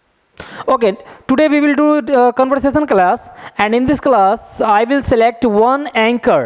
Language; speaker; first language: English; non-native, fluent; Hindi